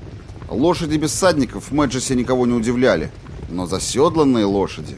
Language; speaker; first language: Russian; native; Russian